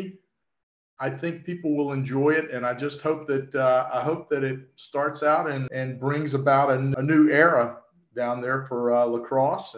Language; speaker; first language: English; native; English